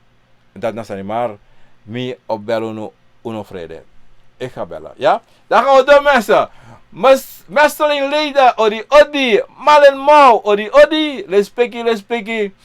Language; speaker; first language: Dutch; non-native, local second language; Sranan Tongo